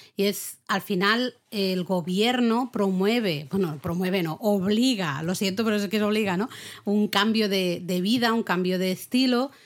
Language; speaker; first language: Spanish; native; Spanish